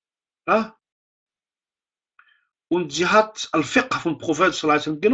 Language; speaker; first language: German; non-native, fluent; Arabic